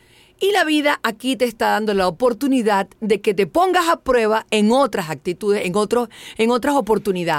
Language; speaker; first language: Spanish; native; Spanish